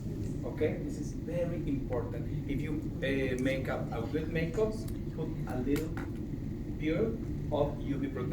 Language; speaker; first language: English; non-native, learner; Spanish